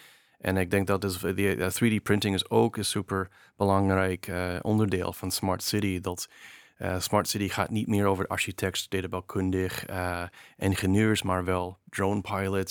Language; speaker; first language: Dutch; non-native, fluent; English